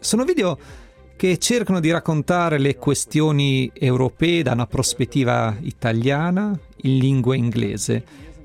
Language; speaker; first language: Italian; native; Italian